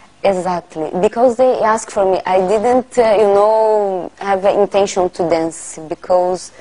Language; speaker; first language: English; non-native, learner; Portuguese